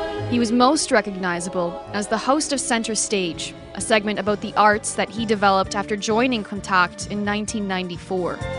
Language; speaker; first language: English; early bilingual, other home language; Ukrainian